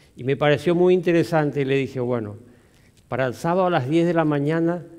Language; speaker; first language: Spanish; native; Spanish